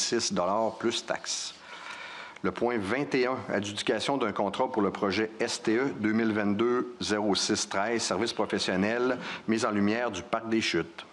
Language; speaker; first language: French; native; French